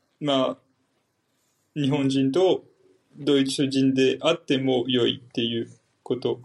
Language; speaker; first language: Japanese; non-native, fluent; French